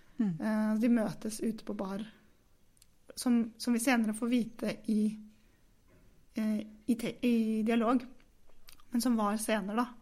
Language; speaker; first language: Norwegian; native; Norwegian